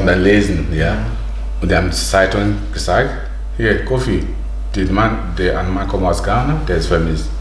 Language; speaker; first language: German; non-native, learner; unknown